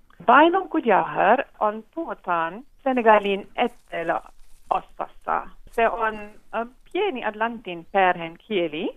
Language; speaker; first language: Finnish; non-native, fluent; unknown